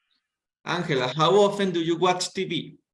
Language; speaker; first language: English; non-native, fluent; Spanish